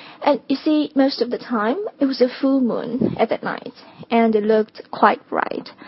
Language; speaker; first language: English; non-native, fluent; Chinese